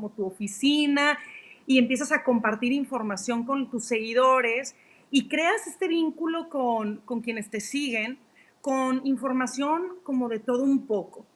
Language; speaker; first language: Spanish; native; Spanish